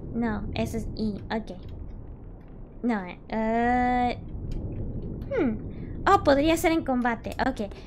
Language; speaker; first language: Spanish; non-native, learner; English